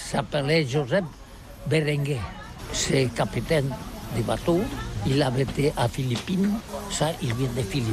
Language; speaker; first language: French; non-native, learner; Catalan